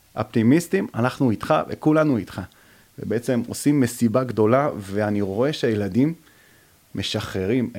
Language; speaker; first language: Hebrew; early bilingual, other home language; French